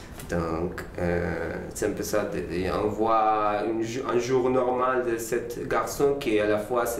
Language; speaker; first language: French; non-native, learner; Spanish